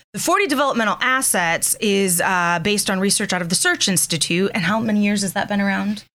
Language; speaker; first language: English; native; English